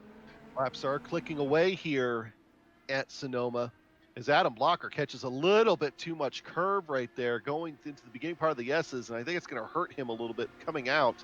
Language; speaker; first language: English; native; English